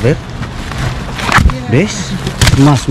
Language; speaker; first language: Spanish; non-native, learner; Filipino